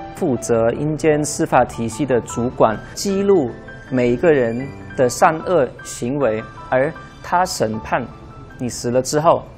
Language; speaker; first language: Chinese; non-native, fluent; German